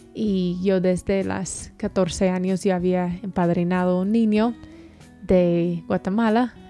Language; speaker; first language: Spanish; non-native, fluent; English